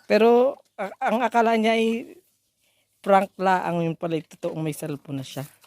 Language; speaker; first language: Filipino; native; Filipino